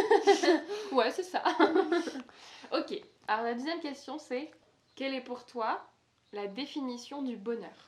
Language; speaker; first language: French; native; French